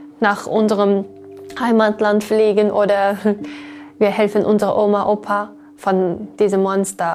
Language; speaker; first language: German; non-native, learner; Uyghur